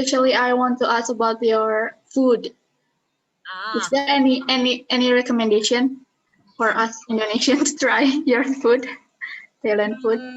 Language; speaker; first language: English; non-native, learner; Indonesian